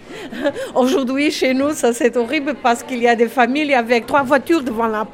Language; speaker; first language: French; non-native, learner; German